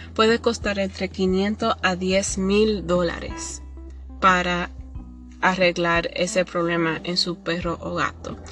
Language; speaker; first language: Spanish; early bilingual, heritage; Spanish